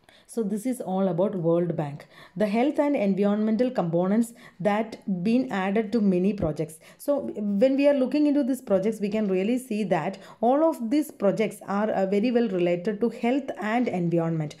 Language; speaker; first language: English; non-native, local second language; Malayalam